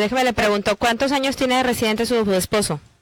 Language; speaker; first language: Spanish; native; Spanish